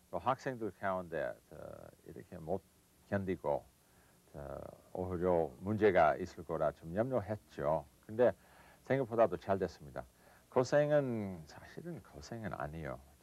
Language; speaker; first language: Korean; non-native, fluent; English